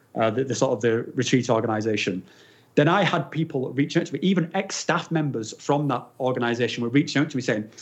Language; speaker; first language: English; native; English